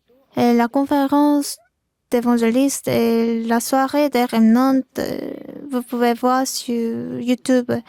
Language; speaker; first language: French; non-native, learner; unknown